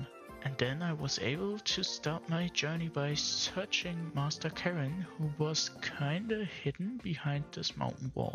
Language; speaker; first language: English; non-native, fluent; German